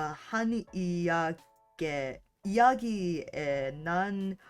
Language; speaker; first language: Korean; non-native, learner; English